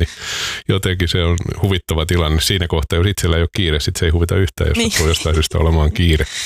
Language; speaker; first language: Finnish; native; Finnish